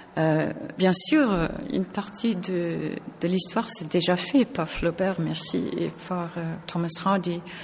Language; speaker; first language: French; non-native, fluent; English